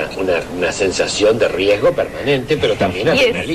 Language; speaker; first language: Spanish; native; Spanish